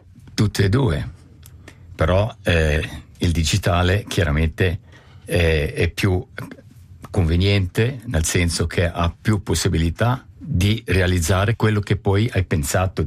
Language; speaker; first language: Italian; native; Italian